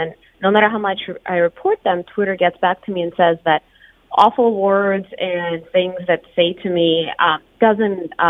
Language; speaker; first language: English; non-native, fluent; Russian